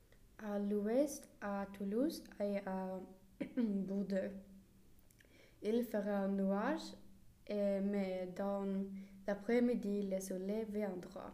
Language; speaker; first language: French; non-native, learner; Swedish